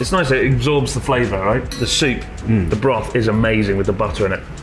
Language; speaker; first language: English; native; English